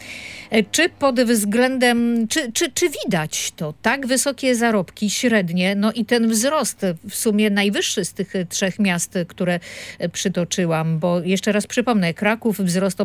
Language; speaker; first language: Polish; native; Polish